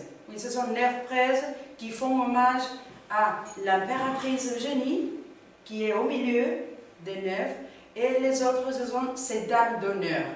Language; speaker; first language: French; non-native, learner; Spanish